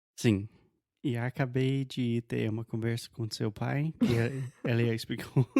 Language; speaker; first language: Portuguese; non-native, fluent; English